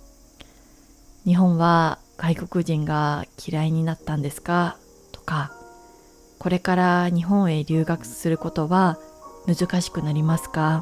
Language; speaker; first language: Japanese; native; Japanese